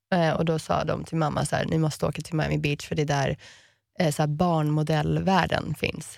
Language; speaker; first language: Swedish; early bilingual, heritage; Swedish